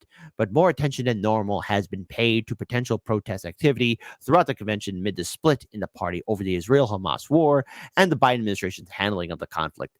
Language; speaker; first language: English; native; English